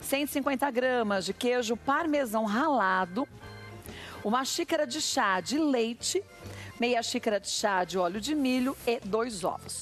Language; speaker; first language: Portuguese; native; Portuguese